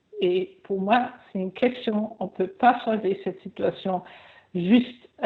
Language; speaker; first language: French; non-native, fluent; German